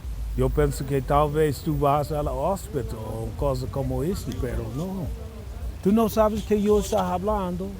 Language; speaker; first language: Spanish; non-native, learner; English